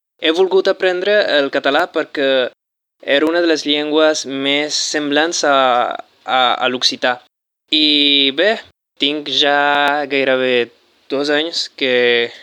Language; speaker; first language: Catalan; non-native, fluent; Spanish